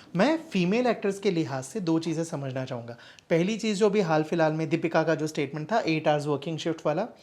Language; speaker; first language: Hindi; native; Hindi